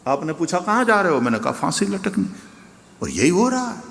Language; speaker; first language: Hindi; non-native, local second language; Gujarati